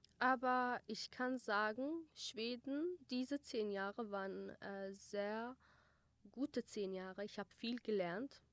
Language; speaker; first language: German; early bilingual, other home language; Kurdish